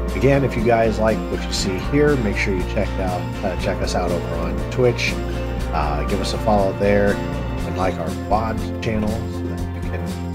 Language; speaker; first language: English; native; English